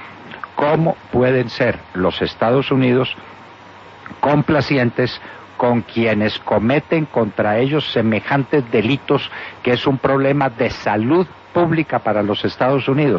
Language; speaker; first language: Spanish; native; Spanish